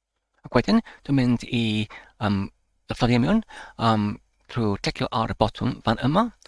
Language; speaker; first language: Welsh; non-native, learner; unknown